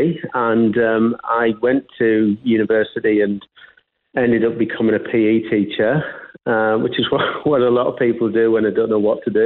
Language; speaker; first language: English; native; English